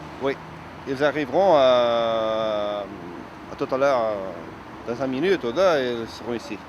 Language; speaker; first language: French; non-native, fluent; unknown